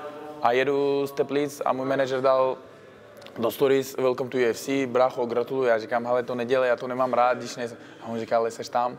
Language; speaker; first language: Czech; non-native, fluent; Uzbek